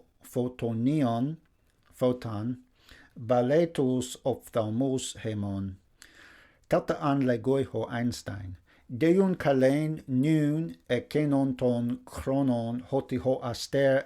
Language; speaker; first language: Greek; non-native, fluent; English